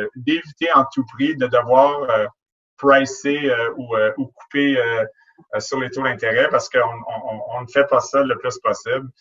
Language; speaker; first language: French; native; French